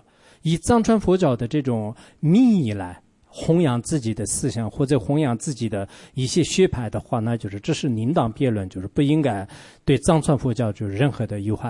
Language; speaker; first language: Chinese; non-native, local second language; Tibetan